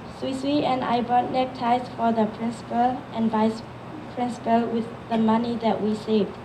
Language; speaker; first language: English; early bilingual, other home language; Burmese